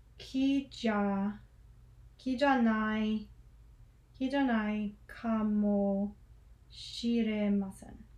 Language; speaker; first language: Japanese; non-native, learner; English